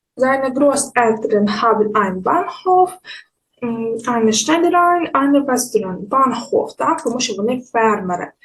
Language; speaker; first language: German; non-native, fluent; Ukrainian